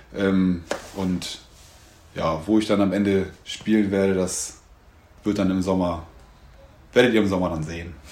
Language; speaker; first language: German; native; German